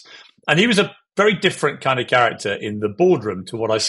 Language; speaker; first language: English; native; English